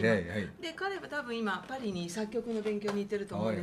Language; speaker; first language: Japanese; native; Japanese